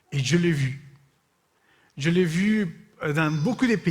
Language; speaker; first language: French; non-native, fluent; Spanish